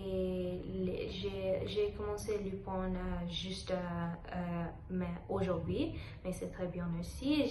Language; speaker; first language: French; non-native, learner; Telugu